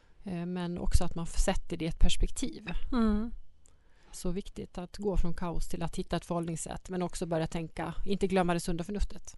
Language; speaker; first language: Swedish; native; Swedish